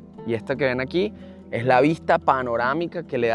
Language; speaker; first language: Spanish; native; Spanish